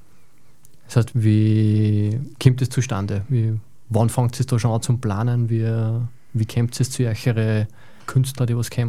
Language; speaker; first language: German; native; German